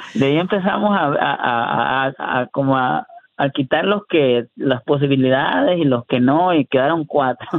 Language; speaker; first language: Spanish; early bilingual, heritage; Spanish